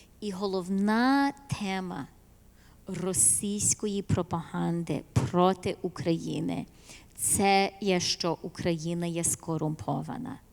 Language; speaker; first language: Ukrainian; early bilingual, heritage; Ukrainian